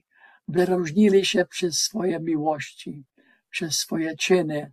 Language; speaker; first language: Polish; non-native, learner; English